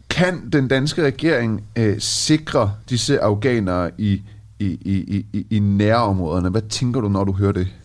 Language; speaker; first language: Danish; early bilingual, other home language; Persian